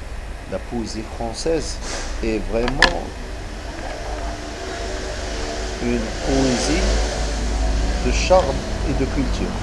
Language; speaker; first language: French; non-native, local second language; Arabic